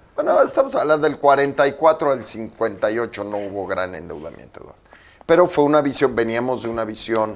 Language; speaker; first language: Spanish; native; Spanish